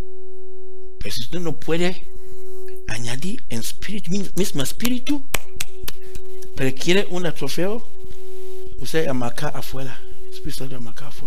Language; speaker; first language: Spanish; non-native, learner; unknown